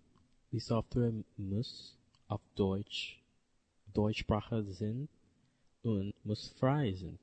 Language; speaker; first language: German; non-native, learner; English